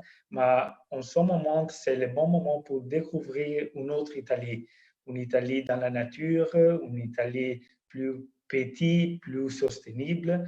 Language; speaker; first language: French; non-native, fluent; Italian